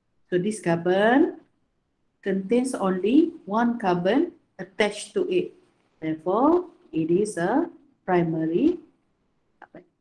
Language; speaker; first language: English; non-native, local second language; Malay